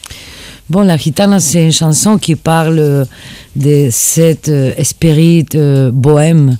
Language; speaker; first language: French; non-native, fluent; Spanish